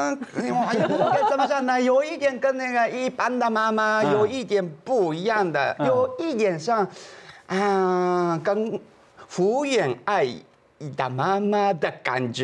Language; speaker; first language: Chinese; non-native, fluent; Japanese